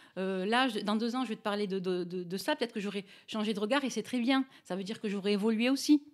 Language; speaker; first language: French; native; French